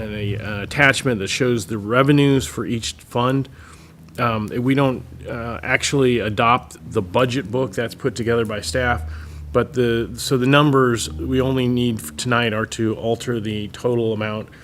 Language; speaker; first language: English; native; English